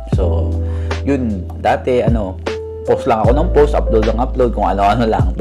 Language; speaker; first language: Filipino; native; Filipino